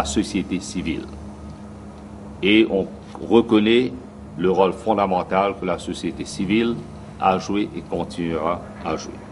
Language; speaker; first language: French; non-native, local second language; Morisyen